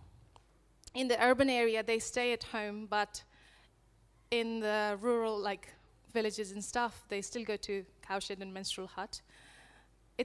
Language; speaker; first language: English; non-native, local second language; Nepali